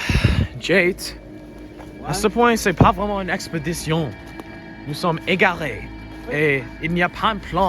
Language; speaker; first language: French; non-native, learner; English